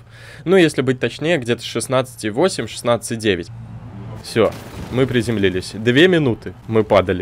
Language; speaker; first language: Russian; native; Russian